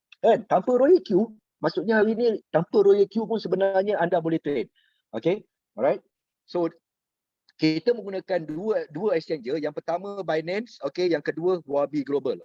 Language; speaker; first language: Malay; native; Malay